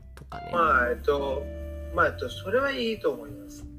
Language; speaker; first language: Japanese; non-native, fluent; Bangla